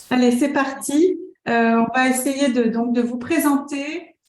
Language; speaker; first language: French; native; French